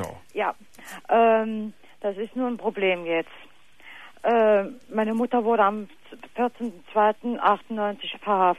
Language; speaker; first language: German; non-native, fluent; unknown